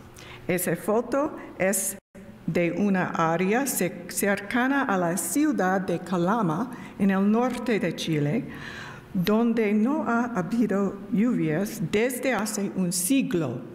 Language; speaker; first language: Spanish; non-native, learner; English